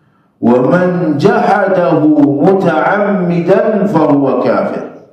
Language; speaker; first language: Arabic; non-native, fluent; Indonesian